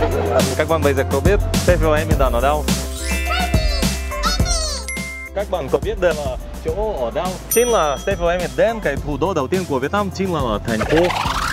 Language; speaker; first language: Vietnamese; non-native, learner; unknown